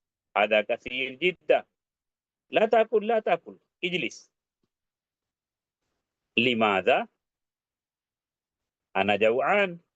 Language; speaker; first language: Arabic; non-native, fluent; Urdu